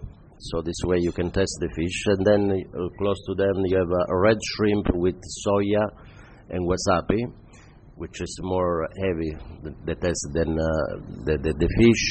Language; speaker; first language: English; non-native, fluent; Italian